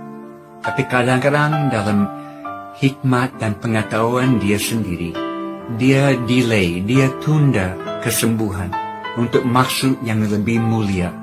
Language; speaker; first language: Indonesian; non-native, fluent; English